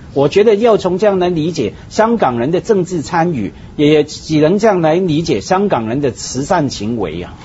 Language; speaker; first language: Chinese; non-native, local second language; Cantonese